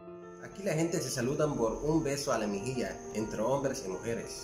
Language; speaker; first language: Spanish; non-native, fluent; Arabic